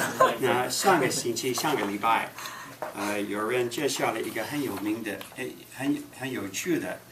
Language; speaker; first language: Chinese; non-native, fluent; English